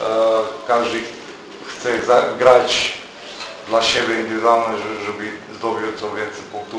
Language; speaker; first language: Polish; non-native, learner; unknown